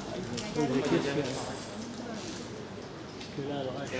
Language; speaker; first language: French; native; French